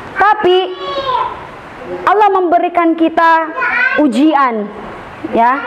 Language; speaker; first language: Indonesian; non-native, learner; Filipino